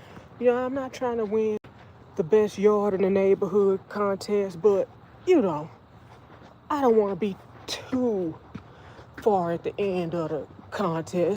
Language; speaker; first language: English; native; English